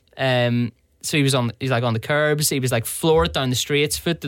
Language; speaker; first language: English; native; English